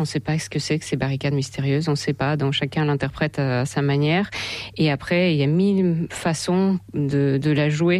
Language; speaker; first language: French; non-native, fluent; Russian